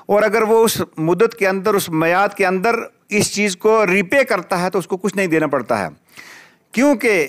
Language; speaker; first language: Urdu; non-native, local second language; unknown